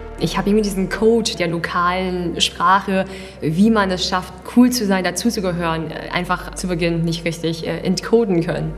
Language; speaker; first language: German; early bilingual, other home language; Chinese